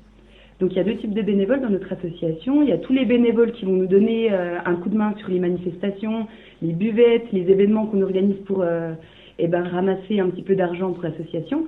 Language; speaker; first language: French; native; French